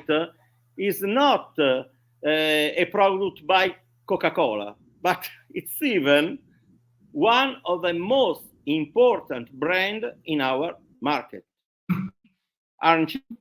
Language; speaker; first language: English; non-native, learner; Italian